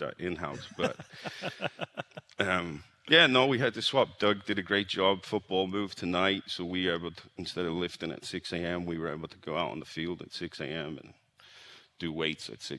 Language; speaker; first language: English; native; English